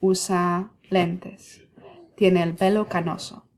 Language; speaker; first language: Spanish; non-native, fluent; English